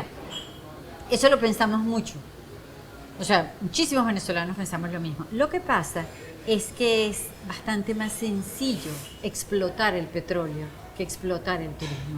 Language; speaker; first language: Spanish; native; Spanish